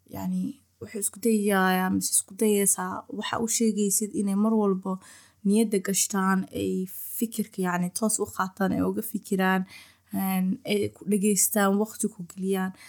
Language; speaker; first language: Somali; early bilingual, heritage; Somali